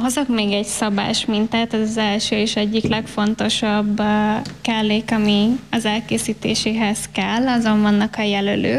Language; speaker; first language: Hungarian; native; Hungarian